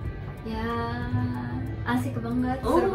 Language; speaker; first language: Indonesian; non-native, fluent; Japanese